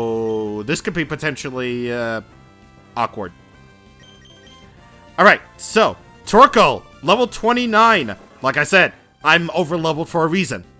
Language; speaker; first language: English; native; English